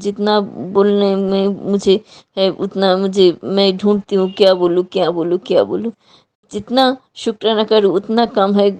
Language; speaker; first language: Hindi; non-native, local second language; Bangla